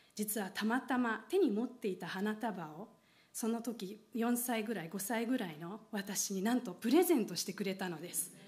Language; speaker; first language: Japanese; non-native, fluent; Hungarian